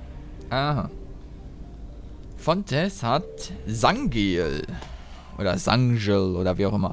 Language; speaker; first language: German; native; German